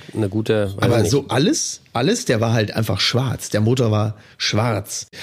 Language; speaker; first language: German; native; German